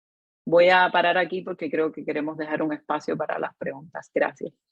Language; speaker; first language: Spanish; native; Spanish